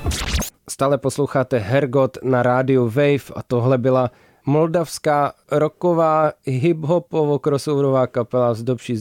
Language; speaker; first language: Czech; native; Czech